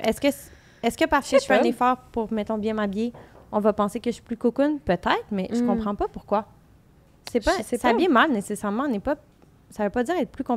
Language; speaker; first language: French; native; French